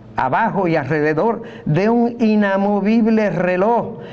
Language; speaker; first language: Spanish; native; Spanish